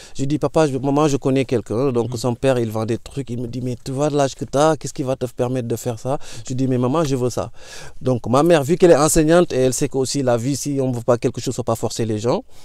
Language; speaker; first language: French; non-native, local second language; Wolof